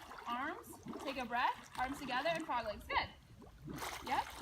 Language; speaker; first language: English; native; English